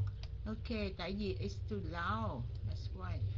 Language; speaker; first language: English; non-native, fluent; Vietnamese